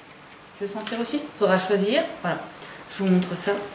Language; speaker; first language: French; native; French